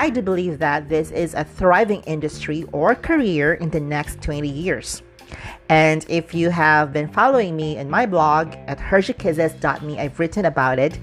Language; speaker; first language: English; non-native, local second language; Cebuano